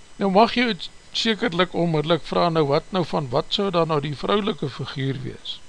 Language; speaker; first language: Afrikaans; native; Afrikaans